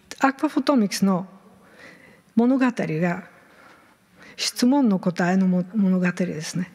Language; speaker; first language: Japanese; non-native, fluent; Bulgarian